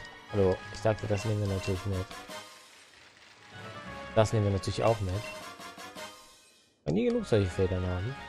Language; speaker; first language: German; native; German